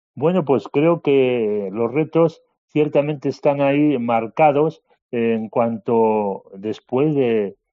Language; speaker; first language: Spanish; native; Spanish